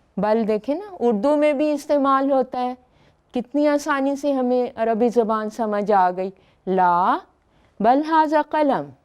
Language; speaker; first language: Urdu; native; Urdu